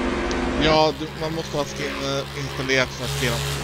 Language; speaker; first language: Swedish; native; Swedish